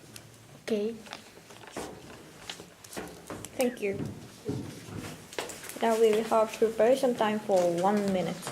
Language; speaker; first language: English; non-native, learner; Japanese